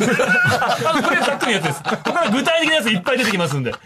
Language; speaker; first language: Japanese; native; Japanese